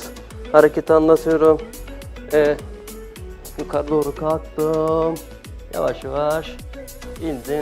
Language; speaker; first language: Turkish; native; Turkish